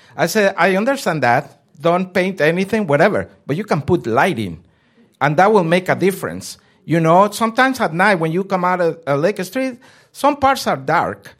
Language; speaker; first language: English; non-native, fluent; Spanish